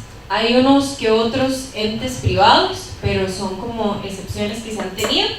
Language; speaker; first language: Spanish; native; Spanish